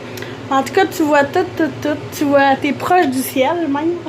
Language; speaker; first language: French; native; French